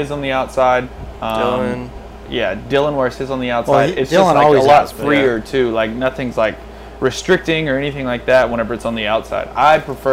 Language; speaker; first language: English; native; English